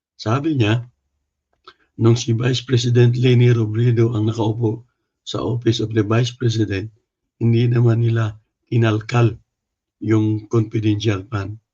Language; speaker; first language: Filipino; non-native, local second language; Cebuano